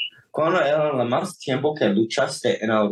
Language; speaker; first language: Spanish; non-native, learner; English